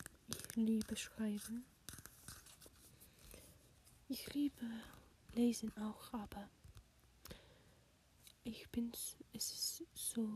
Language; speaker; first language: German; non-native, learner; English